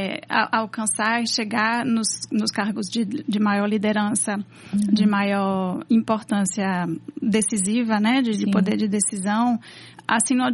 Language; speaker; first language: Portuguese; non-native, fluent; French